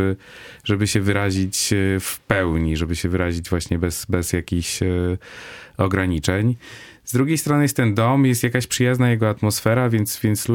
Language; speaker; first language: Polish; native; Polish